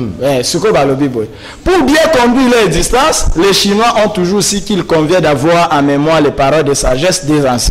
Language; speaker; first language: French; non-native, local second language; Lingala